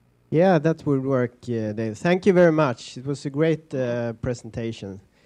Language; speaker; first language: English; non-native, fluent; Swedish